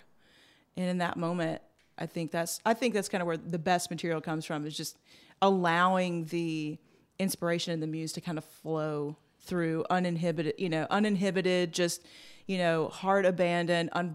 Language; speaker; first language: English; native; English